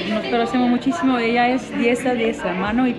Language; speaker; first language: Spanish; non-native, fluent; Dutch